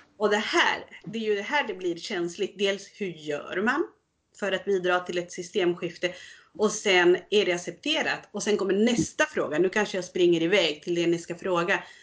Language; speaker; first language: Swedish; early bilingual, other home language; Spanish